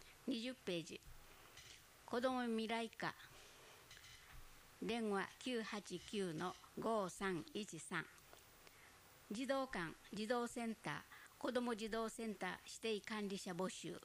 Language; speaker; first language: Japanese; native; Japanese